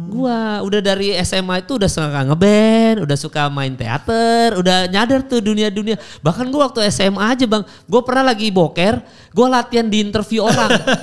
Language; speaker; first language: Indonesian; native; Indonesian